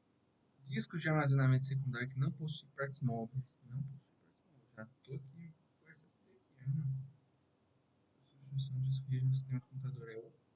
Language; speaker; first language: Portuguese; native; Portuguese